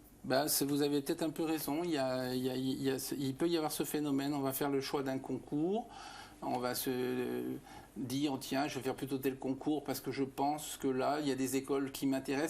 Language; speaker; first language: French; native; French